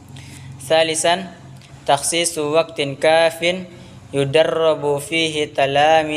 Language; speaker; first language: Arabic; non-native, learner; Indonesian